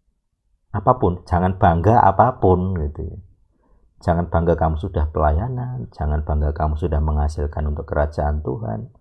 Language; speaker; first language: Indonesian; native; Indonesian